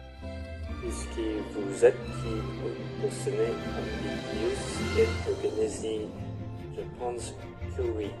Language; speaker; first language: French; non-native, learner; Malay